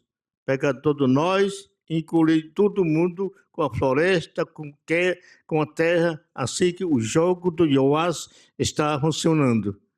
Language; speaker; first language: Portuguese; non-native, local second language; Yanomámi